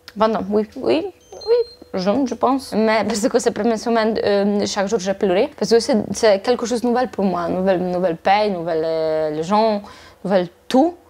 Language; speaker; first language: French; non-native, learner; Polish